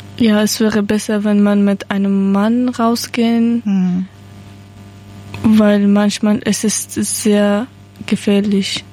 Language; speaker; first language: German; non-native, learner; Persian